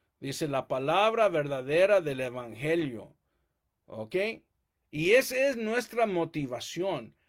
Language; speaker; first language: Spanish; early bilingual, heritage; Spanish